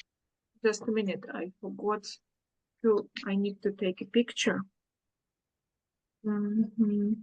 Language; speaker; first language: English; non-native, fluent; Russian